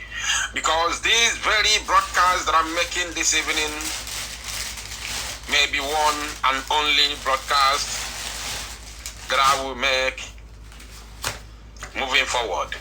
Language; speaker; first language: English; non-native, local second language; Igbo